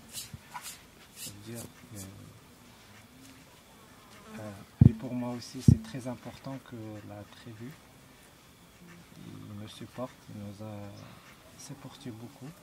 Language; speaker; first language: French; non-native, local second language; Arabic